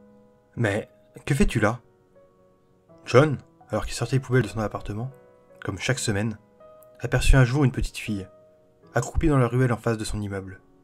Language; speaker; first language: French; native; French